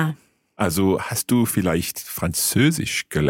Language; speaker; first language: German; non-native, fluent; English